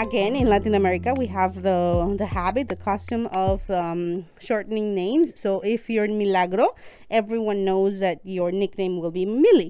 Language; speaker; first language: English; non-native, fluent; Spanish